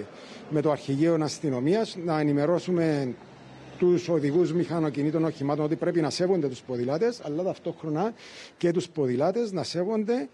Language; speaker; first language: Greek; native; Greek